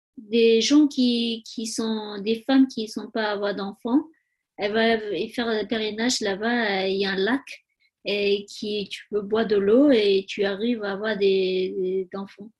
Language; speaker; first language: French; non-native, learner; Tibetan